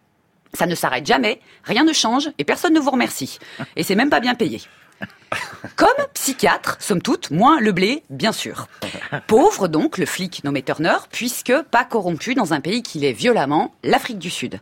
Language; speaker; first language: French; native; French